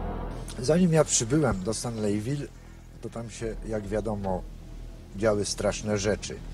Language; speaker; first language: Polish; native; Polish